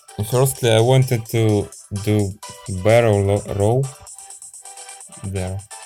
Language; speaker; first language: English; non-native, learner; Russian